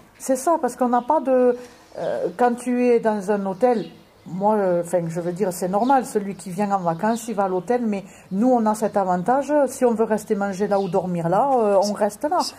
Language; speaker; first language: French; native; French